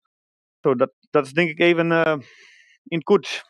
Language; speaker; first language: German; non-native, learner; Dutch